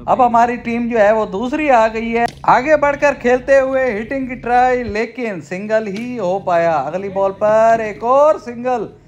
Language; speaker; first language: Urdu; native; Urdu